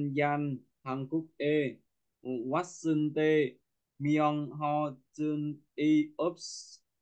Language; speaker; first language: Korean; non-native, learner; Vietnamese